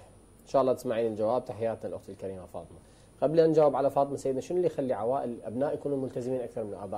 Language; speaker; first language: Arabic; native; Arabic